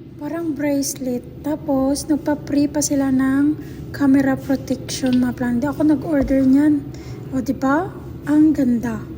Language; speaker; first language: Filipino; non-native, local second language; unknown